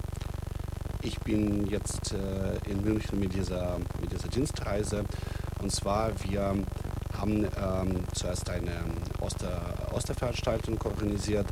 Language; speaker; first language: German; non-native, fluent; Russian